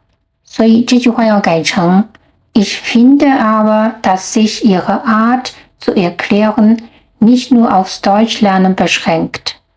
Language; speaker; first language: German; non-native, fluent; Chinese